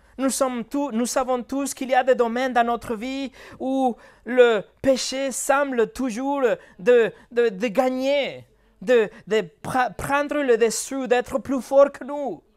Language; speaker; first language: French; non-native, fluent; Spanish